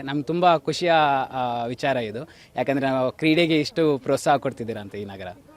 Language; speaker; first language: Kannada; native; Kannada